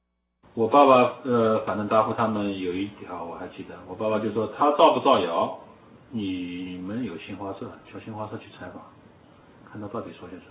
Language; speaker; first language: Chinese; native; Chinese